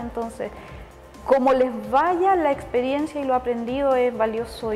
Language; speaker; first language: Spanish; native; Spanish